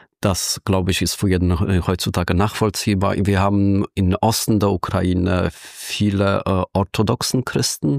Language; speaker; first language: German; non-native, fluent; Polish